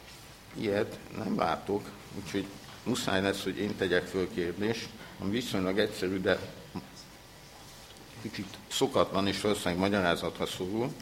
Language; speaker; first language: Hungarian; native; Hungarian